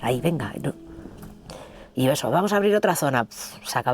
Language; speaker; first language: Spanish; native; Spanish